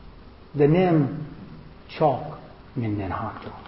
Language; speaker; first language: Hungarian; non-native, learner; English